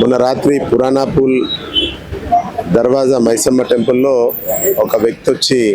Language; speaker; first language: Telugu; native; Telugu